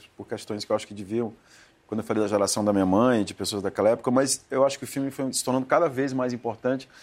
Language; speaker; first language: Portuguese; native; Portuguese